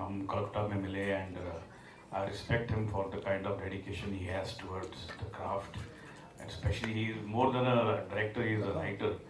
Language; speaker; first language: Hindi; native; Hindi